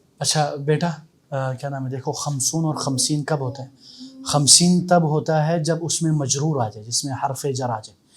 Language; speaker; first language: Urdu; native; Urdu